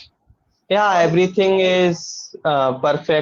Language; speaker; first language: English; non-native, learner; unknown